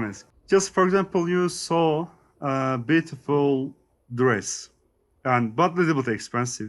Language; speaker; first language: English; non-native, learner; Turkish